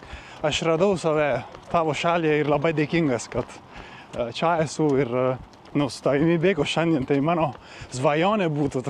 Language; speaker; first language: Lithuanian; non-native, learner; Italian